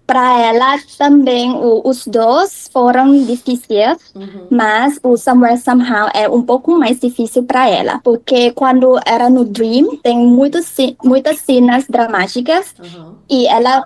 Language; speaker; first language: Portuguese; non-native, learner; Thai